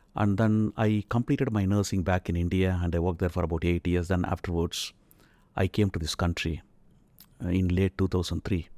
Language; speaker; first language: English; non-native, local second language; Tamil